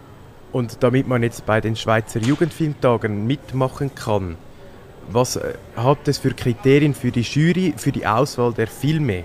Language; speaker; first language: German; native; German